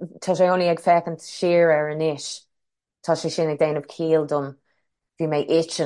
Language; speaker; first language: Irish; non-native, local second language; English